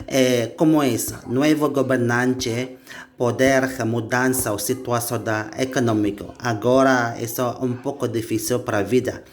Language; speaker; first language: Portuguese; non-native, learner; Indonesian